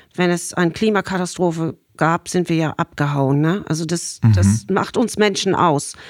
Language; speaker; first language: German; non-native, fluent; English